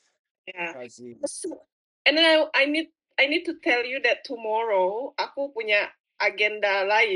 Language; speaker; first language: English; non-native, fluent; Indonesian